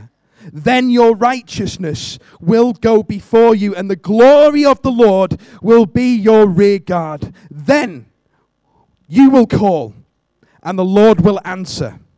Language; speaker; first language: English; native; English